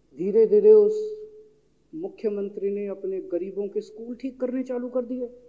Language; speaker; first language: Hindi; native; Hindi